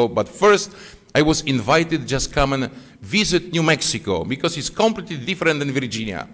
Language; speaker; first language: English; non-native, fluent; Polish